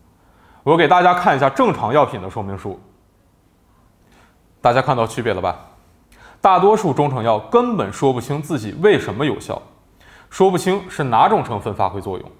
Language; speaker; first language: Chinese; native; Chinese